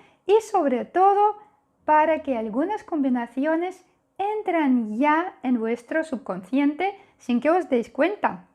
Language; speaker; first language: Spanish; non-native, fluent; Russian